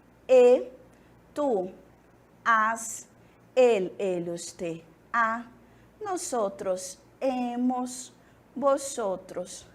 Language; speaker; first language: Spanish; non-native, fluent; Portuguese